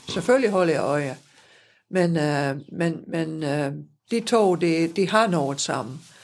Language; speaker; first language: Danish; non-native, fluent; Dutch